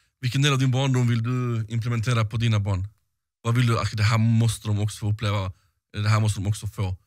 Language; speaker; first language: Swedish; early bilingual, other home language; Arabic